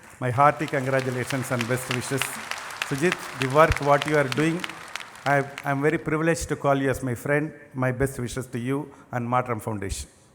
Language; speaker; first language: English; non-native, local second language; Tamil